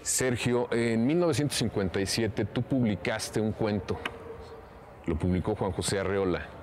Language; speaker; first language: Spanish; native; Spanish